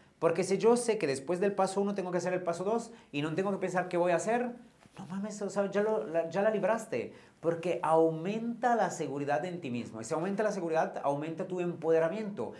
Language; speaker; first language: Spanish; non-native, fluent; Italian